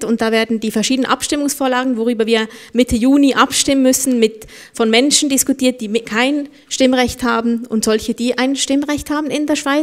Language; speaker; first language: German; native; German